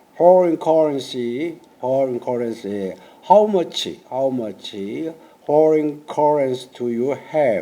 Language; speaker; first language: English; non-native, learner; Korean